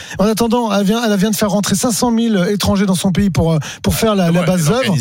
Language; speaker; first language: French; native; French